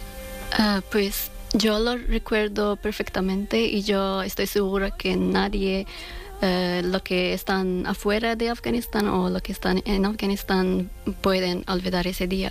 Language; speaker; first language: Spanish; non-native, learner; Persian